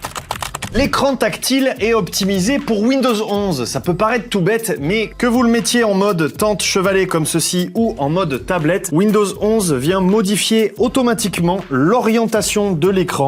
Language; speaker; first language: French; native; French